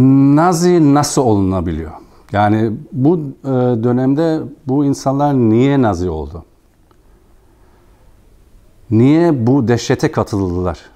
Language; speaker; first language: Turkish; non-native, fluent; German